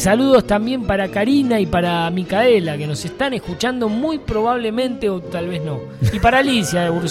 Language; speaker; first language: Spanish; native; Spanish